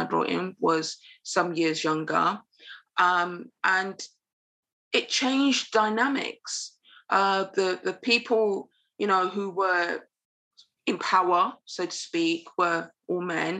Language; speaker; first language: English; native; English